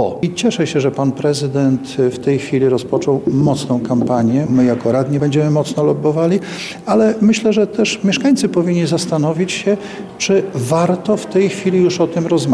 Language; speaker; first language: Polish; native; Polish